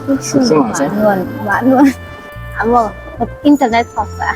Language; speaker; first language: Korean; non-native, learner; Vietnamese